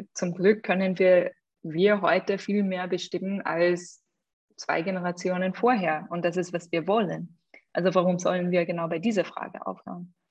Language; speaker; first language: German; non-native, fluent; English